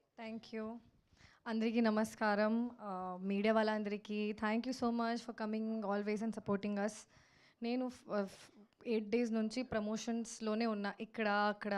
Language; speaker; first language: Telugu; non-native, learner; Hindi